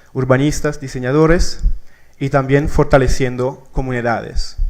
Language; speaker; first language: Spanish; non-native, fluent; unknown